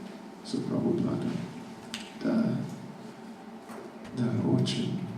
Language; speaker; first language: Russian; non-native, learner; English